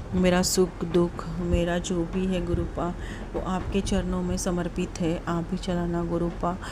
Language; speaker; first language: Hindi; non-native, local second language; Marathi